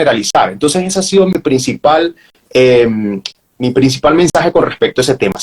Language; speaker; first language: Spanish; native; Spanish